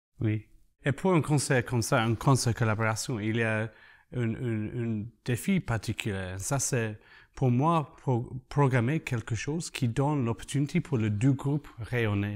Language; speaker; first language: French; non-native, learner; English